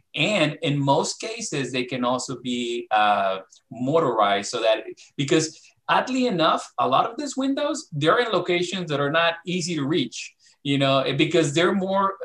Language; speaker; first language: English; non-native, fluent; Spanish